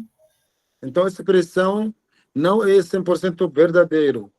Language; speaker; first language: Portuguese; non-native, fluent; Arabic